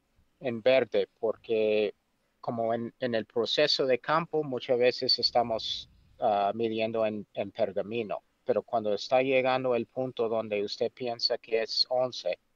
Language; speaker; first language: Spanish; non-native, fluent; English